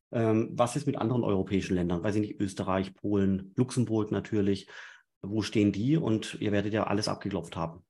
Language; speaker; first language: German; native; German